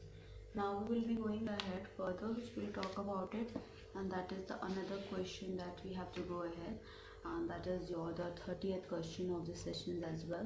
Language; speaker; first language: English; non-native, local second language; Hindi